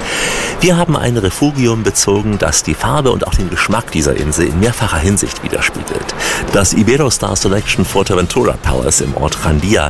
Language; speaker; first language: German; native; German